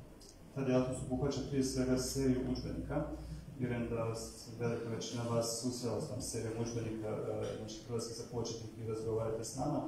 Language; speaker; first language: Croatian; native; Croatian